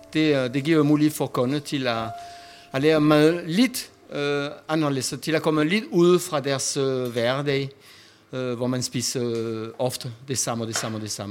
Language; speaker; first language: Danish; non-native, fluent; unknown